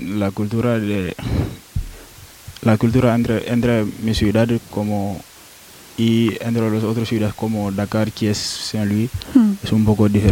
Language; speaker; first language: Spanish; non-native, learner; Wolof